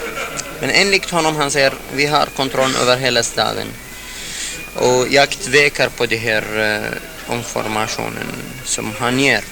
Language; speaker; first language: Swedish; non-native, fluent; Arabic